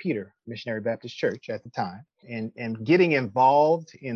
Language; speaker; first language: English; native; English